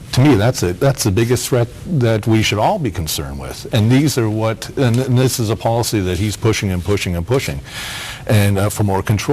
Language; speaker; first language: English; native; English